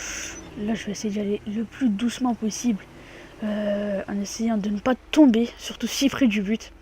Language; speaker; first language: French; native; French